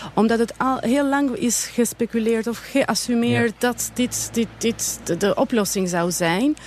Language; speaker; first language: Dutch; non-native, fluent; Albanian